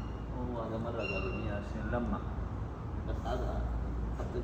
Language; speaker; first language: Arabic; non-native, learner; Bangla